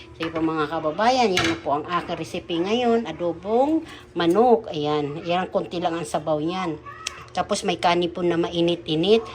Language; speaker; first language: Filipino; non-native, local second language; Cebuano